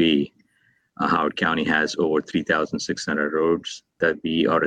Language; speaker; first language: English; non-native, local second language; Telugu